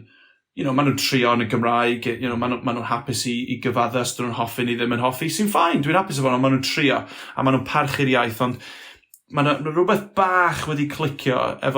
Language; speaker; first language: Welsh; non-native, local second language; English